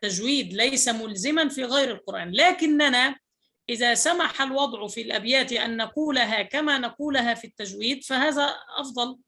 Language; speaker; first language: Arabic; native; Arabic